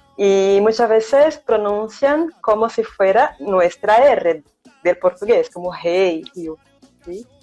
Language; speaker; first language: Spanish; non-native, fluent; Portuguese